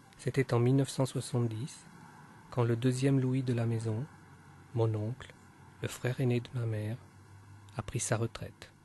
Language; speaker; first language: French; native; French